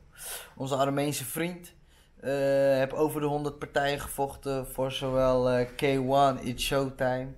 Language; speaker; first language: Dutch; native; Dutch